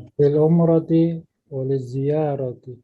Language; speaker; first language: Arabic; non-native, learner; Indonesian